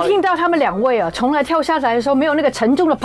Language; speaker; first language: Chinese; native; Chinese